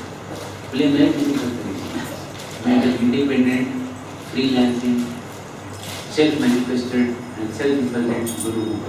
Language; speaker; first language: Hindi; native; Hindi